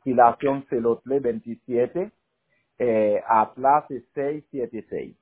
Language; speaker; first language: Spanish; non-native, learner; Haitian Creole